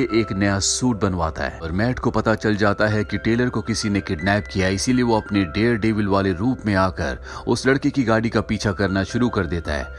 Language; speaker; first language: Hindi; native; Hindi